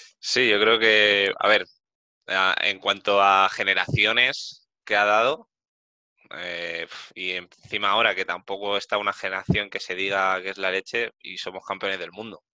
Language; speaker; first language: Spanish; native; Spanish